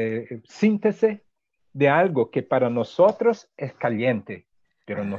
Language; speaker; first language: Spanish; non-native, fluent; Portuguese